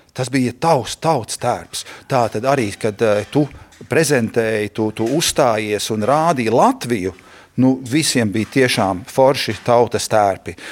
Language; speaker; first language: Latvian; early bilingual, heritage; Latvian